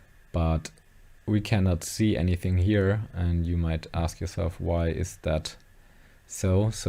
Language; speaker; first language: English; non-native, fluent; German